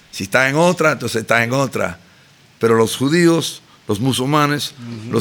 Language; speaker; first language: Spanish; early bilingual, heritage; Spanish